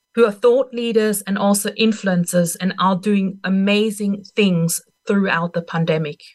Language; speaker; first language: English; non-native, fluent; German